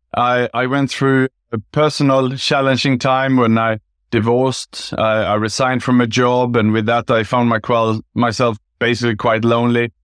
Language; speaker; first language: English; non-native, fluent; Swedish